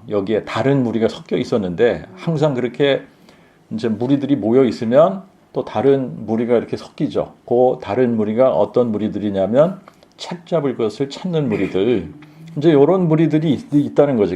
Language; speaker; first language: Korean; native; Korean